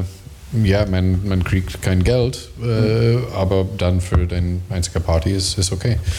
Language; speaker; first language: German; non-native, learner; English